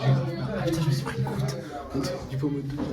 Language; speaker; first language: French; native; French